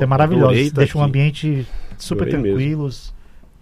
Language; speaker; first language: Portuguese; native; Portuguese